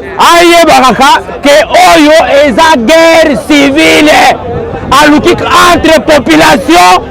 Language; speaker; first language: Lingala; native; Lingala